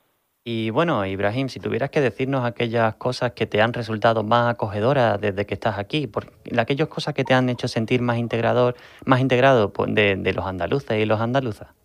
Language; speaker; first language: Spanish; native; Spanish